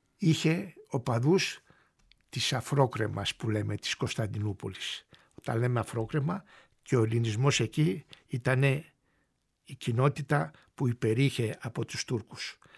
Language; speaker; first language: Greek; native; Greek